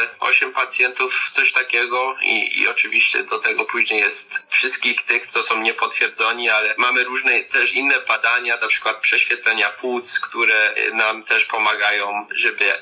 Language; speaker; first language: Polish; early bilingual, heritage; Polish